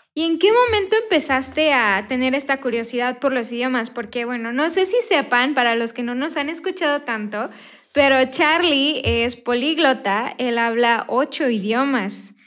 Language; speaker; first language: Spanish; native; Spanish